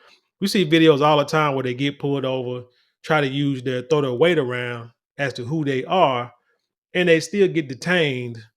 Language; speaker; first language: English; native; English